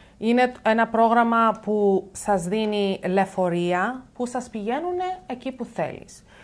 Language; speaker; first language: Greek; early bilingual, heritage; Greek